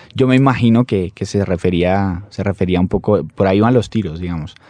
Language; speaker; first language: Spanish; native; Spanish